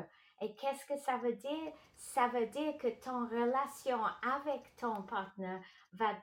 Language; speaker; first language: French; non-native, local second language; English